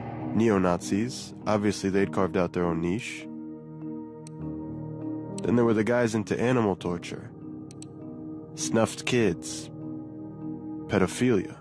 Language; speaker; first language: English; non-native, fluent; Hebrew